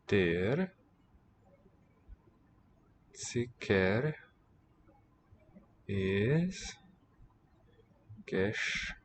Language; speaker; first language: German; non-native, learner; English